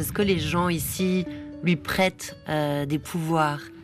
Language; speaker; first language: French; native; French